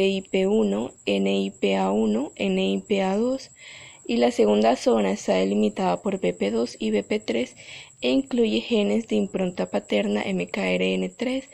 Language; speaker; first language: Spanish; native; Spanish